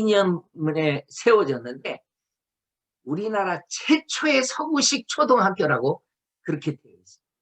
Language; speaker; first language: Korean; native; Korean